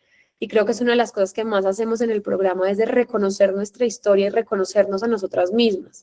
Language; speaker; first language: Spanish; native; Spanish